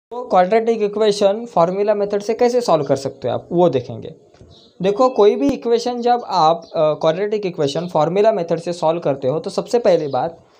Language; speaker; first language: Hindi; non-native, local second language; Marathi